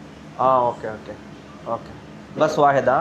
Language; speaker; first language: Arabic; non-native, learner; Telugu